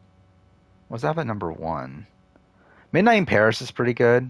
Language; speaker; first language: English; native; English